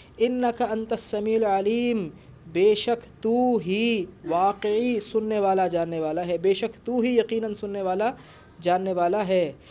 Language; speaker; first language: Urdu; native; Urdu